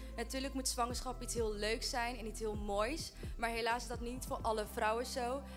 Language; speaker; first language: Dutch; non-native, fluent; Portuguese